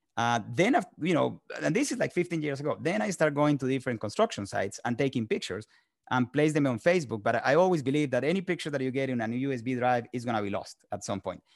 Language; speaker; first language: English; non-native, fluent; Spanish